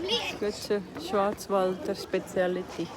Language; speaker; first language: German; non-native, learner; Cebuano